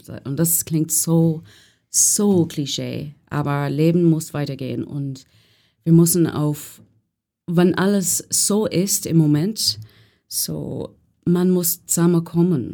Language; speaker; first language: German; non-native, learner; English